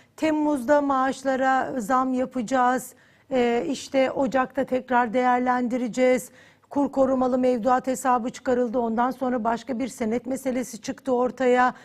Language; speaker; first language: Turkish; native; Turkish